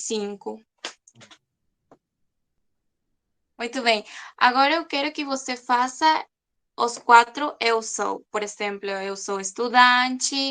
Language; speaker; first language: Portuguese; non-native, fluent; Spanish